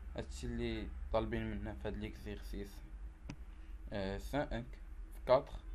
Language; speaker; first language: French; non-native, local second language; Arabic